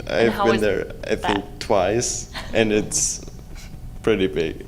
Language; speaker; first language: English; non-native, fluent; German